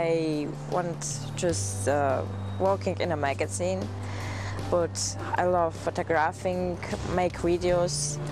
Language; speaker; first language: English; non-native, learner; German